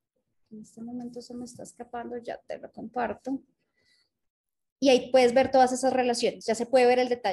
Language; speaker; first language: Spanish; native; Spanish